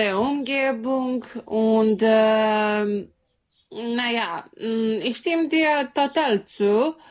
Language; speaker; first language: German; non-native, learner; Serbian